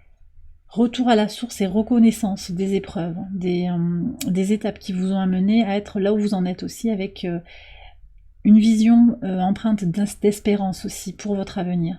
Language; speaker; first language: French; native; French